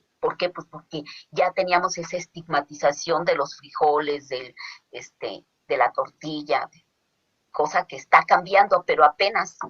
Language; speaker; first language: Spanish; native; Spanish